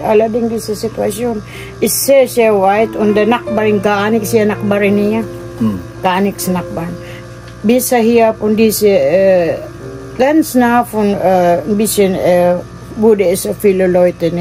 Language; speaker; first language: German; non-native, learner; Filipino